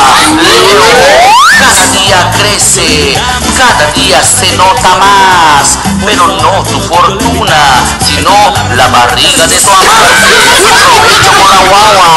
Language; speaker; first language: Spanish; native; Spanish